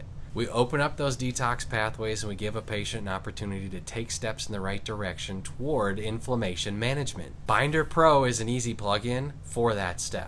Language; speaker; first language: English; native; English